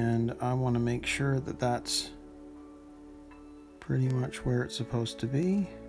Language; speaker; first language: English; native; English